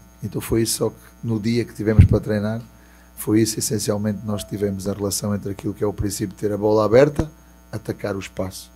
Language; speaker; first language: Portuguese; native; Portuguese